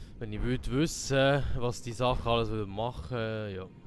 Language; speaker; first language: German; native; German